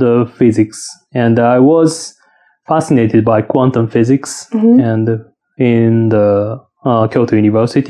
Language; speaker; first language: English; non-native, fluent; Japanese